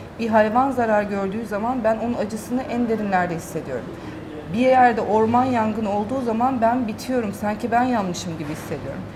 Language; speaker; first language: Turkish; early bilingual, heritage; Turkish